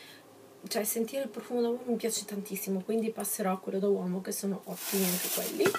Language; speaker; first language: Italian; native; Italian